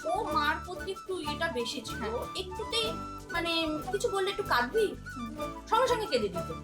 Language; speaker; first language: Bangla; native; Bangla